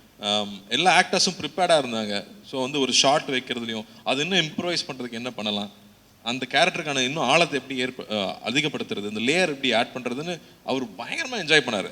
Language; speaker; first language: Tamil; native; Tamil